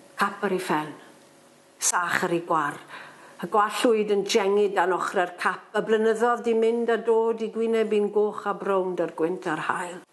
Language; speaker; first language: Welsh; non-native, local second language; English